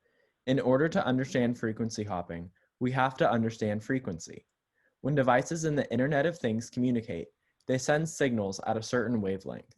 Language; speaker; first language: English; native; English